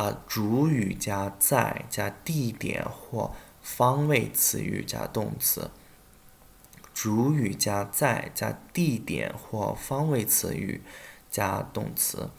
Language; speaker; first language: Chinese; non-native, fluent; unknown